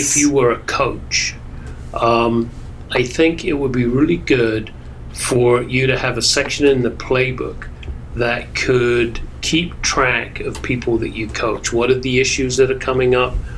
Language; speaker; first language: English; native; English